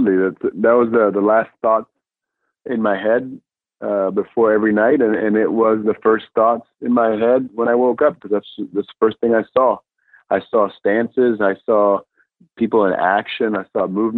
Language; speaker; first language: English; non-native, fluent; Spanish